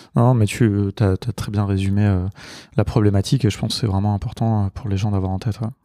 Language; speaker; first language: French; native; French